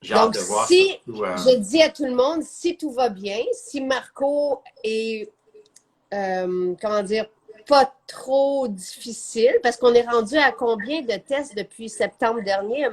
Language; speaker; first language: French; native; French